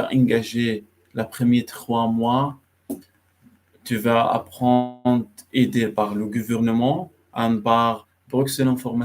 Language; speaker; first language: French; non-native, learner; Arabic